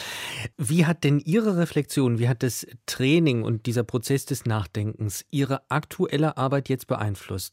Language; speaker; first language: German; native; German